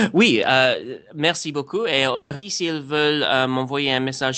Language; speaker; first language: French; non-native, fluent; English